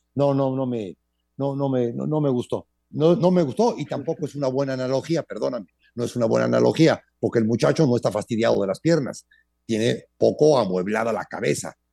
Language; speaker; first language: Spanish; native; Spanish